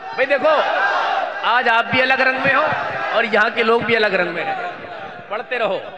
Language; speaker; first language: Hindi; native; Hindi